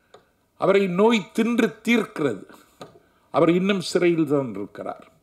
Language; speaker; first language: Tamil; native; Tamil